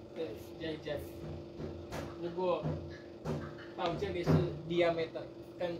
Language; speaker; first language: Chinese; non-native, learner; Indonesian